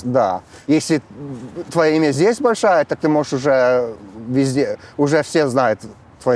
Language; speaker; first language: Russian; early bilingual, heritage; English